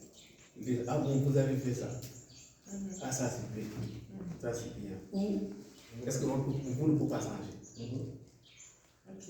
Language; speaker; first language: French; non-native, local second language; Fula